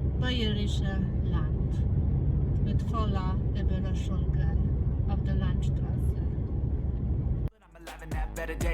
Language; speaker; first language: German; non-native, learner; Polish